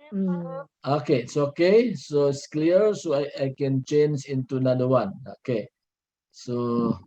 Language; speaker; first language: English; non-native, learner; Indonesian